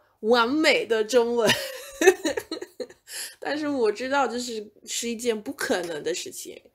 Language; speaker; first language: Chinese; non-native, fluent; English